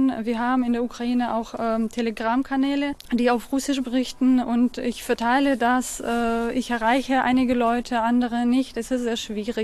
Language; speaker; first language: German; non-native, fluent; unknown